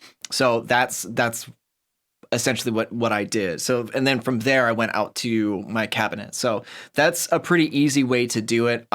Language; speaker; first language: English; native; English